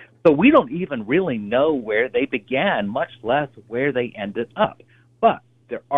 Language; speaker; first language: English; native; English